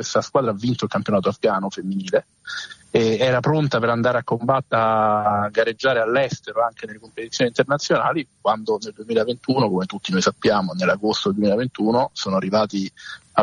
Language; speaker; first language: Italian; native; Italian